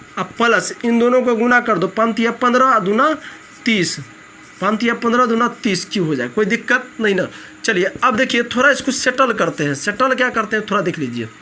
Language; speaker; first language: Hindi; native; Hindi